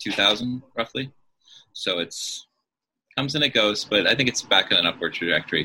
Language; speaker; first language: English; native; English